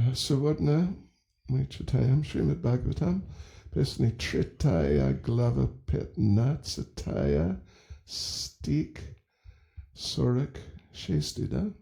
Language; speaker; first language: Russian; non-native, learner; English